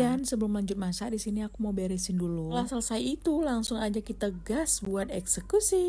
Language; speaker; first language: Indonesian; native; Indonesian